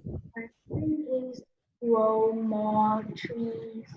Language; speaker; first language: English; non-native, learner; Vietnamese